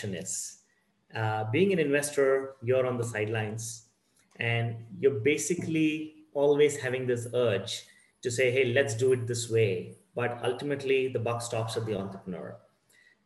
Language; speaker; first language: English; non-native, local second language; Kannada